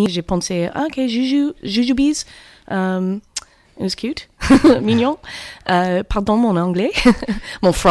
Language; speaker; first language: French; non-native, learner; English